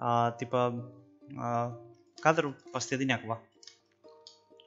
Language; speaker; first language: Russian; non-native, learner; Spanish